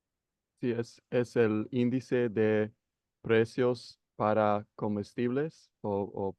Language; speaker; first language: Spanish; non-native, learner; English